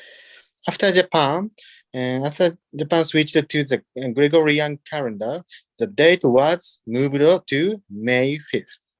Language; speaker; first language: English; non-native, learner; Japanese